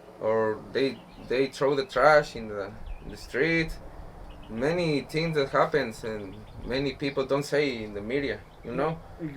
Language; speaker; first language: English; non-native, learner; Spanish